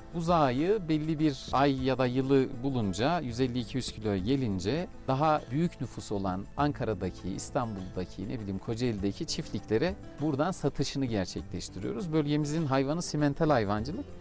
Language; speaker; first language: Turkish; native; Turkish